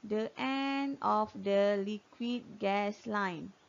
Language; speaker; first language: English; non-native, local second language; Malay